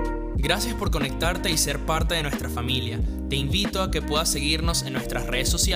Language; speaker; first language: Spanish; native; Spanish